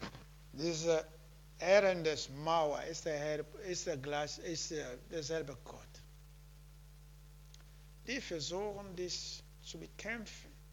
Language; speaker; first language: German; non-native, learner; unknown